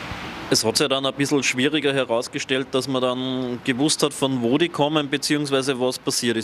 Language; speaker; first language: German; native; German